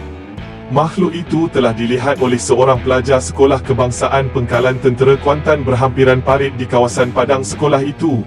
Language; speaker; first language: Malay; native; Malay